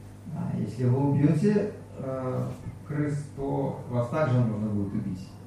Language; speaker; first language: Russian; native; Russian